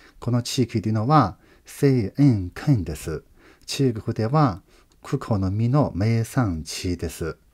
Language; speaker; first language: Japanese; non-native, fluent; Chinese